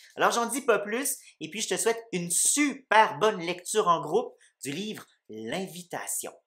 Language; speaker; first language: French; native; French